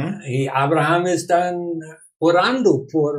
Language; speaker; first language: Spanish; non-native, learner; English